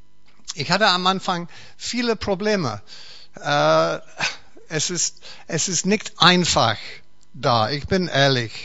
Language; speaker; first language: German; non-native, fluent; English